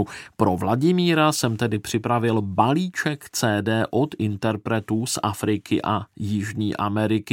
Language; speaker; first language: Czech; native; Czech